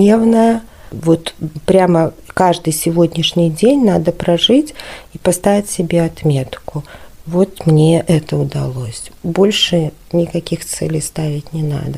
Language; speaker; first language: Russian; native; Russian